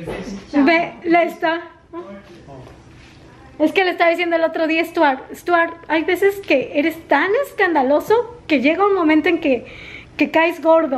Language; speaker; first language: Spanish; native; Spanish